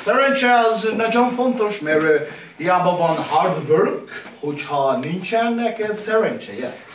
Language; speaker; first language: Hungarian; non-native, learner; English